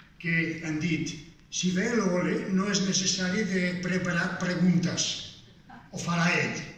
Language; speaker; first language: Catalan; non-native, fluent; Danish